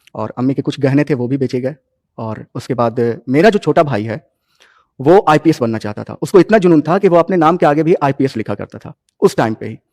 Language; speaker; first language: Hindi; native; Hindi